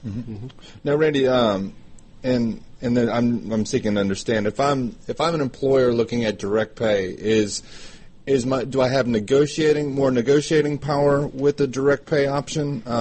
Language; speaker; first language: English; native; English